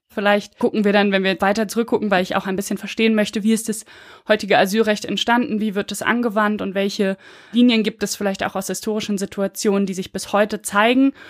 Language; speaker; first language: German; native; German